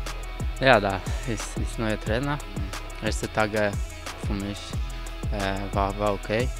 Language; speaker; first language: German; non-native, learner; Polish